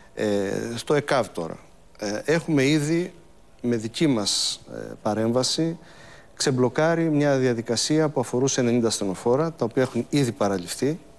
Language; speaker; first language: Greek; native; Greek